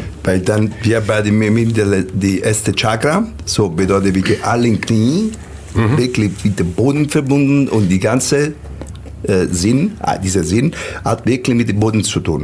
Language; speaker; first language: German; non-native, learner; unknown